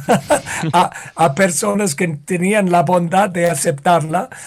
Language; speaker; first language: Spanish; non-native, fluent; English